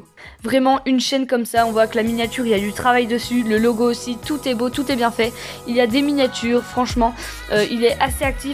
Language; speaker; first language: French; native; French